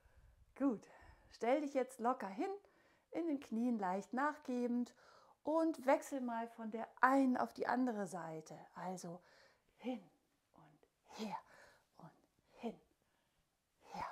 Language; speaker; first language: German; native; German